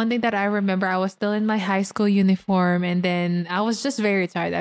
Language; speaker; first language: English; non-native, local second language; Filipino